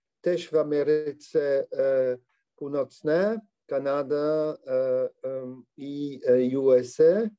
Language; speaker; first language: Polish; non-native, learner; French